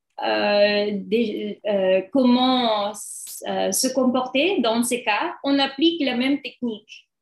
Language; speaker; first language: French; non-native, learner; English